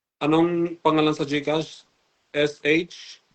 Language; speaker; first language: Filipino; non-native, learner; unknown